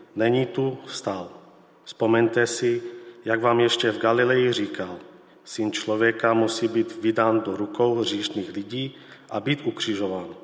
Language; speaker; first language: Czech; native; Czech